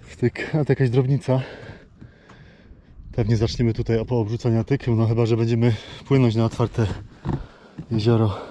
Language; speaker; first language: Polish; native; Polish